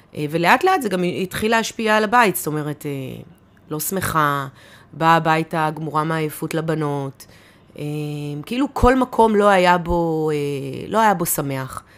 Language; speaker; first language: Hebrew; native; Hebrew